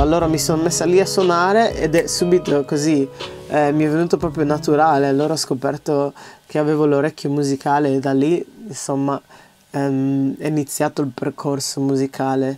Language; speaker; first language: Italian; early bilingual, other home language; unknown